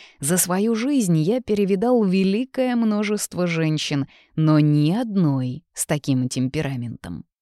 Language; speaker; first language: Russian; native; Russian